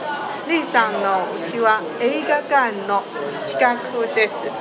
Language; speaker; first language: Japanese; non-native, learner; Chinese